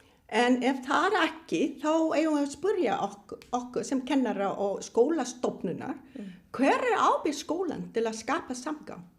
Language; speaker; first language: Icelandic; non-native, fluent; Vietnamese